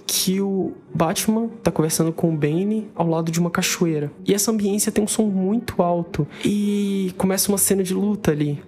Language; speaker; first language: Portuguese; native; Portuguese